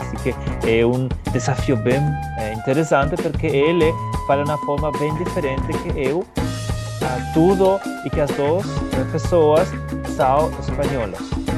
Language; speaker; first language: Portuguese; non-native, learner; Spanish